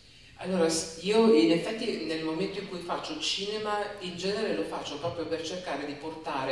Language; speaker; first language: Italian; native; Italian